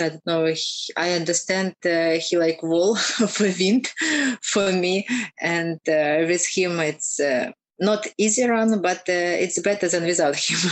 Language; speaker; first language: English; non-native, learner; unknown